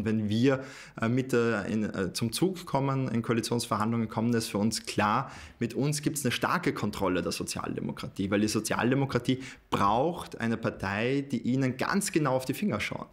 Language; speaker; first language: German; native; German